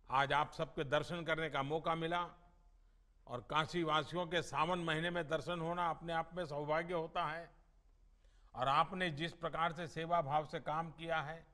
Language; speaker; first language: Hindi; non-native, local second language; Gujarati